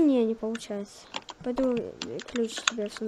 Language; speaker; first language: Russian; native; Russian